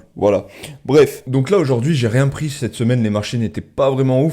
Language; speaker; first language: French; native; French